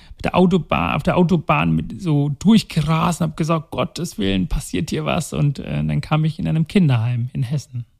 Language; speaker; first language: German; non-native, local second language; Tamil